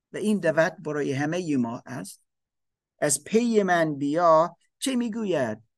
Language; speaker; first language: Persian; non-native, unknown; German